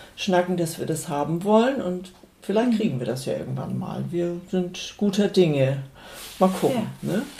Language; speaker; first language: German; non-native, local second language; Low German